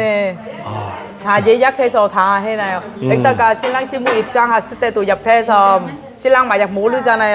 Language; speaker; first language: Korean; non-native, learner; Vietnamese